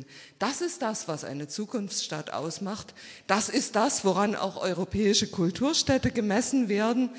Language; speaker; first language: German; native; German